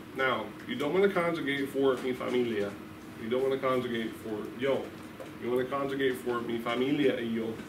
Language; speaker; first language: English; native; English